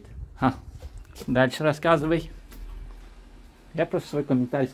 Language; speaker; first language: Russian; native; Russian